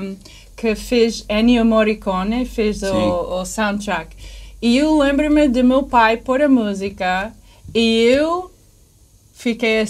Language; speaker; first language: Portuguese; early bilingual, heritage; English